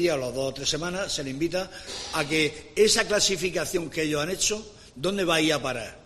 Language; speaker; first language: Spanish; native; Spanish